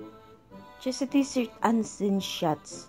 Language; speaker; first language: German; non-native, learner; Filipino